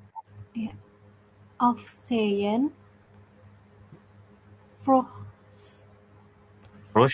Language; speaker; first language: German; non-native, learner; Indonesian